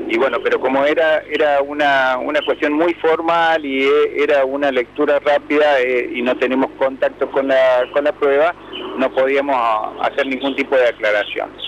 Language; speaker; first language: Spanish; native; Spanish